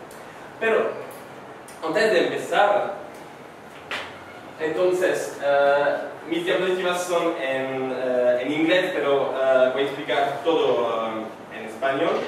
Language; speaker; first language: Spanish; non-native, fluent; French